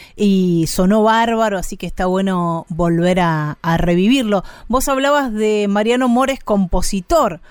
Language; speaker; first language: Spanish; native; Spanish